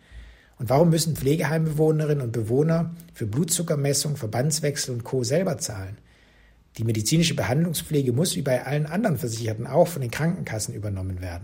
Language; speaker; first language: German; native; German